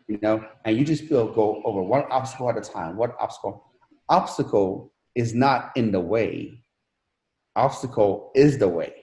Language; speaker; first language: English; non-native, fluent; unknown